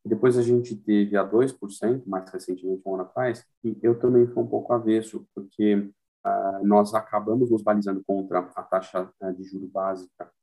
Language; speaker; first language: Portuguese; native; Portuguese